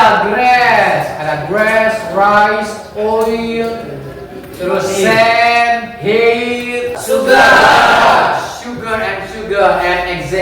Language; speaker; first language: English; non-native, learner; Indonesian